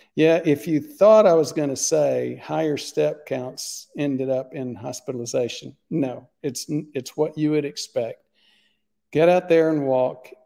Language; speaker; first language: English; native; English